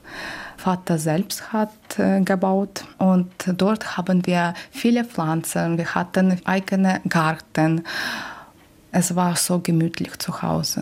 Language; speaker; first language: German; non-native, learner; Ukrainian